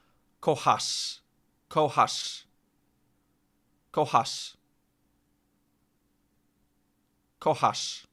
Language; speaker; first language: Polish; non-native, learner; English